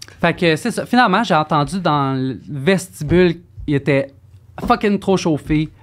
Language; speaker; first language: French; native; French